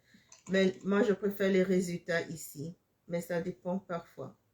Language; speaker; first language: French; non-native, fluent; English